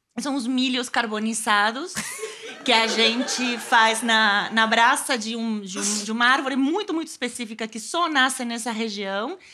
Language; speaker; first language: Portuguese; non-native, fluent; Spanish